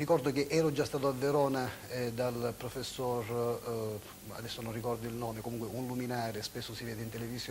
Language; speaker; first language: Italian; native; Italian